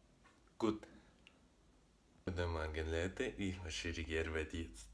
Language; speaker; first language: German; non-native, learner; Russian